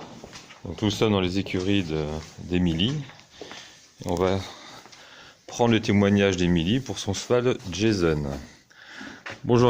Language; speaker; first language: French; native; French